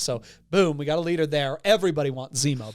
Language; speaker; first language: English; native; English